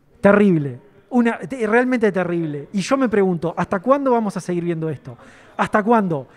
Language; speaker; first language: Spanish; native; Spanish